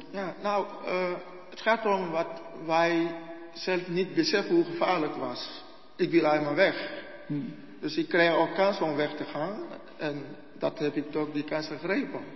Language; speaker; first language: Dutch; non-native, learner; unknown